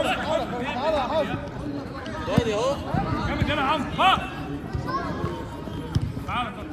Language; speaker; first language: Arabic; native; Arabic